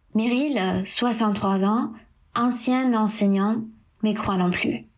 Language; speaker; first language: French; non-native, fluent; German